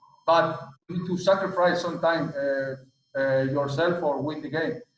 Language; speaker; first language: English; non-native, learner; Spanish